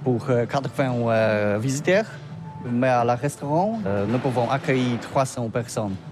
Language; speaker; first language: French; non-native, learner; Polish